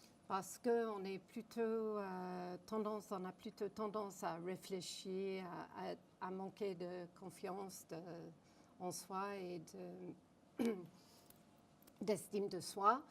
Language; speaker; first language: French; non-native, fluent; English